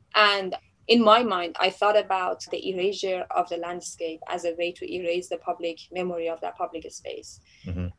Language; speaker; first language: English; non-native, fluent; Persian